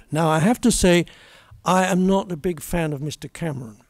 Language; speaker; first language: English; native; English